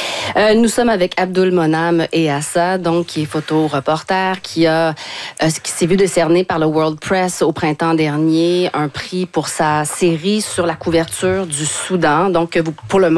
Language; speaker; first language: French; native; French